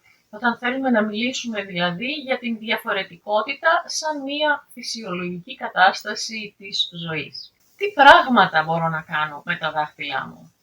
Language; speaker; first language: Greek; native; Greek